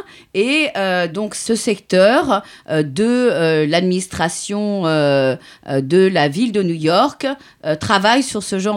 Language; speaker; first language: French; native; French